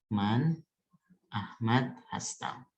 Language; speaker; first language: Persian; early bilingual, other home language; Indonesian